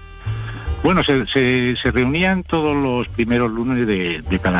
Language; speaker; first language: Spanish; native; Spanish